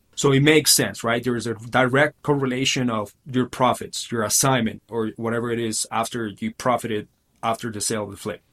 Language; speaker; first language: English; early bilingual, other home language; Spanish